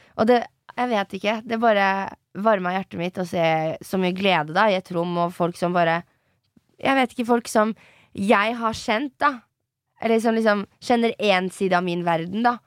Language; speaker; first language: Norwegian; early bilingual, other home language; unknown